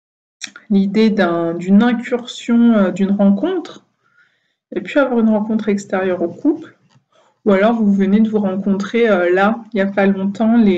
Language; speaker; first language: French; native; French